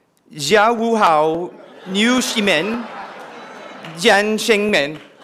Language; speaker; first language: French; non-native, learner; English